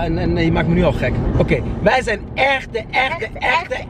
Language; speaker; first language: Dutch; native; Dutch